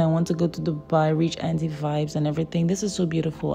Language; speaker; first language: English; native; English